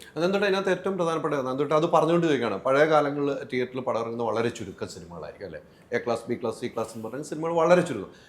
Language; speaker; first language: Malayalam; native; Malayalam